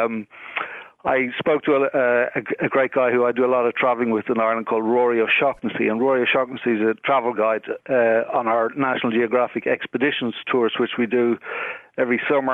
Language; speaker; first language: English; native; English